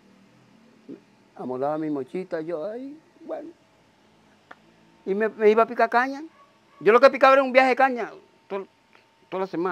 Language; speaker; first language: Spanish; native; Spanish